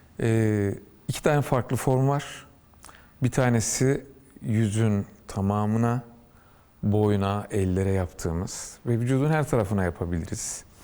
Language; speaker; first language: Turkish; native; Turkish